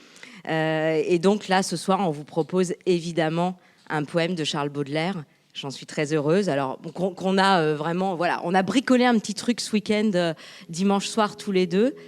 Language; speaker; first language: French; native; French